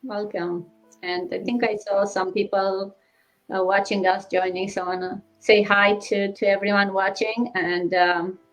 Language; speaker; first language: English; non-native, fluent; Romanian